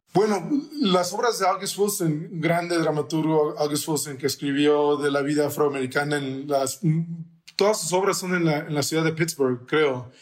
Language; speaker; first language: Spanish; early bilingual, heritage; Spanish